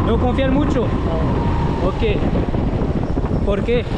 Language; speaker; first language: Spanish; non-native, learner; French